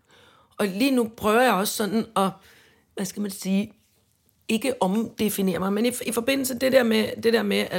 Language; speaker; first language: Danish; native; Danish